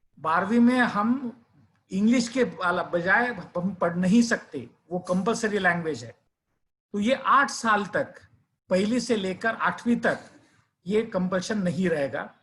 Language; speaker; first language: Hindi; non-native, local second language; Marathi